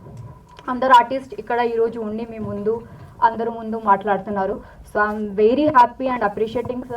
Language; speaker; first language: Telugu; non-native, local second language; Odia